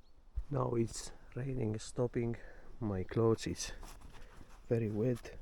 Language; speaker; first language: English; non-native, learner; Finnish